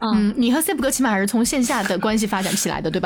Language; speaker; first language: Chinese; native; Chinese